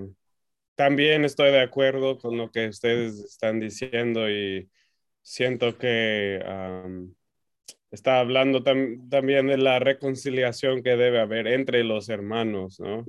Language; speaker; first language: Spanish; non-native, fluent; English